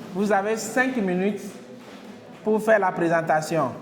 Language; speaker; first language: French; non-native, local second language; Kinyarwanda